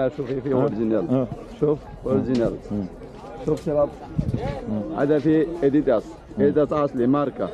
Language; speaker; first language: Arabic; non-native, learner; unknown